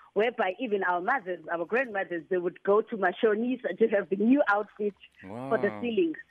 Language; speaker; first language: English; non-native, local second language; Xhosa